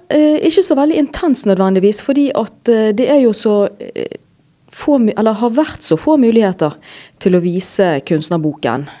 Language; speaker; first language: Norwegian; native; Norwegian